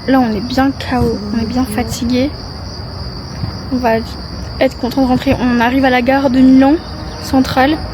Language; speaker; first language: French; native; French